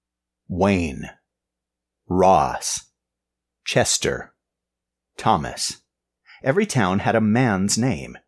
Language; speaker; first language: English; native; English